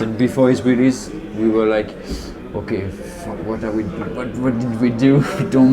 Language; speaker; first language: English; non-native, learner; French